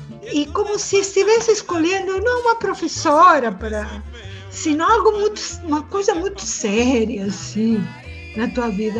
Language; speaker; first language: Portuguese; non-native, fluent; Spanish